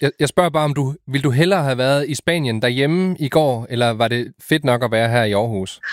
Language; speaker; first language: Danish; native; Danish